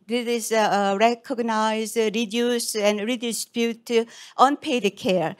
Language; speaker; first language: English; non-native, fluent; Korean